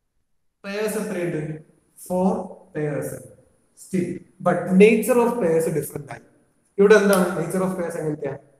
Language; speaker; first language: English; non-native, local second language; Malayalam